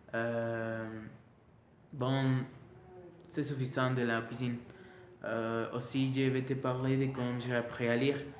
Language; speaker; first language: French; non-native, learner; Spanish